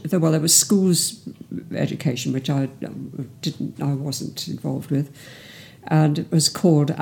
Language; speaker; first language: English; native; English